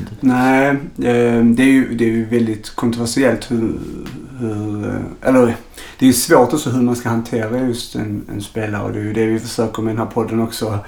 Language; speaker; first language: Swedish; native; Swedish